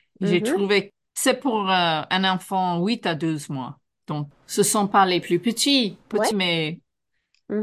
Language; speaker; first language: French; non-native, fluent; English